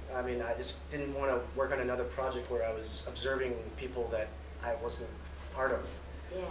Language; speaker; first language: English; native; English